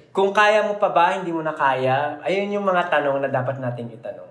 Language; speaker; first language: Filipino; native; Filipino